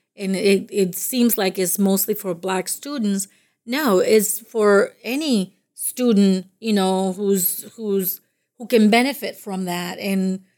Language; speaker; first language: English; non-native, fluent; Spanish